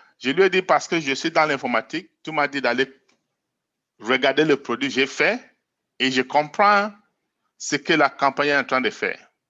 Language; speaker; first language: French; non-native, local second language; English